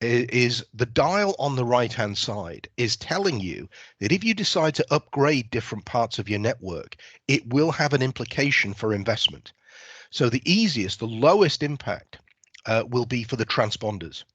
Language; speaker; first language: English; native; English